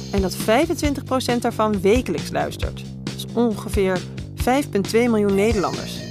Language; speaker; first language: Dutch; native; Dutch